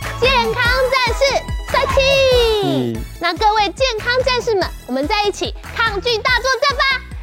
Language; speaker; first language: Chinese; native; Chinese